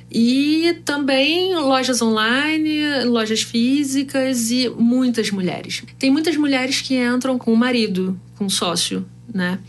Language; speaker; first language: Portuguese; native; Portuguese